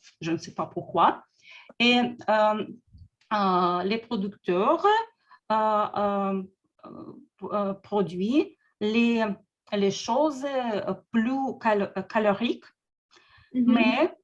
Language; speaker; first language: French; non-native, learner; Russian